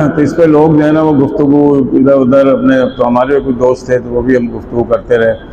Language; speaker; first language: Urdu; native; Urdu